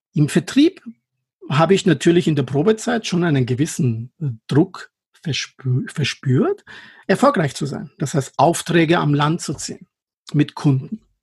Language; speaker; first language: German; non-native, fluent; Persian